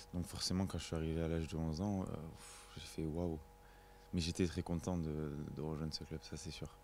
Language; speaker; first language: French; native; French